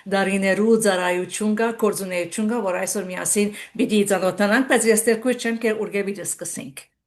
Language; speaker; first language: Armenian; early bilingual, heritage; Armenian